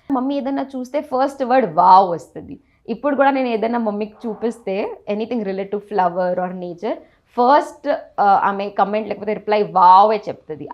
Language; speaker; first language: Telugu; non-native, local second language; Gujarati